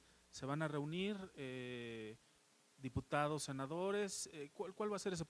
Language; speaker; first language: Spanish; native; Spanish